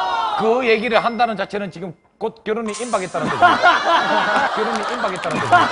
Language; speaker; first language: Korean; native; Korean